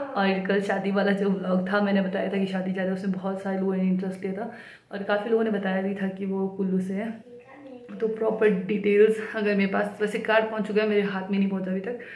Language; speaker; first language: Hindi; non-native, local second language; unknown